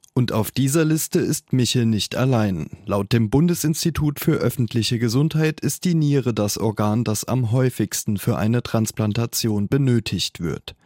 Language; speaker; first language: German; native; German